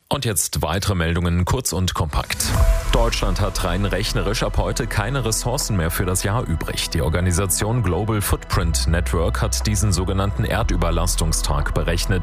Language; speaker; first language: German; native; German